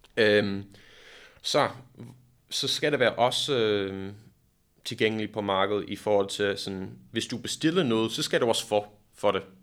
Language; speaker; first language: Danish; non-native, fluent; English